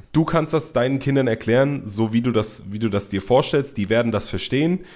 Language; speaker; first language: German; native; German